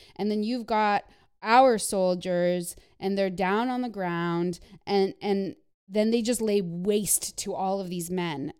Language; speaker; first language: English; non-native, fluent; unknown